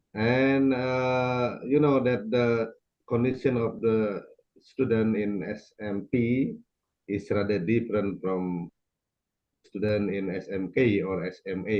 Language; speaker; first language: English; non-native, learner; Indonesian